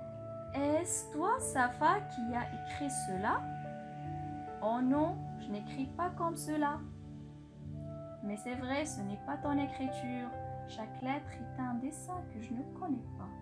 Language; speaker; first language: French; non-native, local second language; Arabic